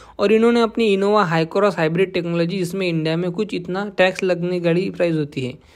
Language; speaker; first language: Hindi; non-native, local second language; Marathi